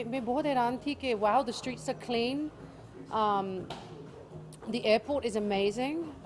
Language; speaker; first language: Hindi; early bilingual, heritage; English